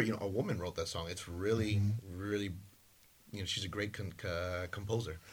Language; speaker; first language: English; early bilingual, other home language; Spanish